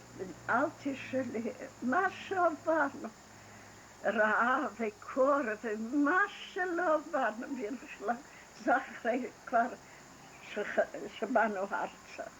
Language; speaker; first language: Hebrew; non-native, fluent; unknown